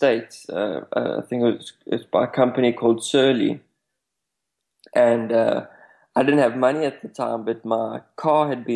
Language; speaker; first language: English; native; English